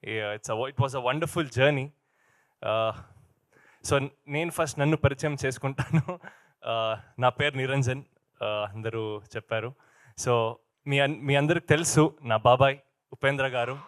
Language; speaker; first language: Telugu; non-native, learner; Kannada